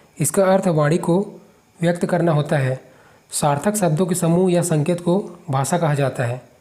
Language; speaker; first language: Hindi; native; Hindi